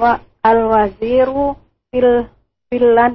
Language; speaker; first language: Arabic; non-native, learner; Indonesian